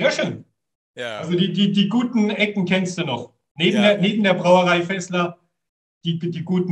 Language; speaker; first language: German; native; German